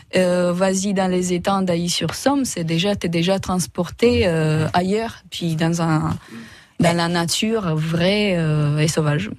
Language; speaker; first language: French; non-native, fluent; Romanian